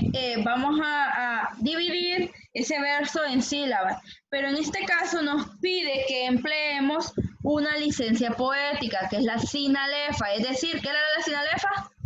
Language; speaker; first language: Spanish; native; Spanish